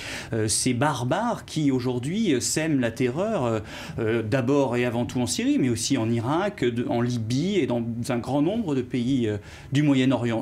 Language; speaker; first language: French; native; French